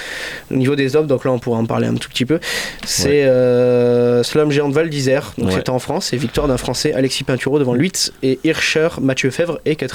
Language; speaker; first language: French; native; French